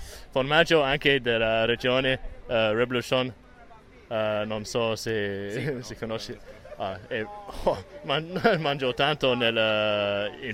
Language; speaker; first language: Italian; non-native, learner; English